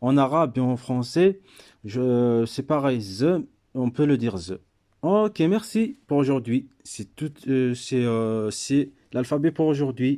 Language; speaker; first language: French; non-native, local second language; Berber languages